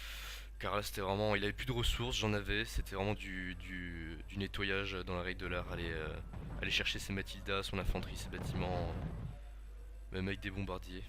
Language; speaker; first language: French; native; French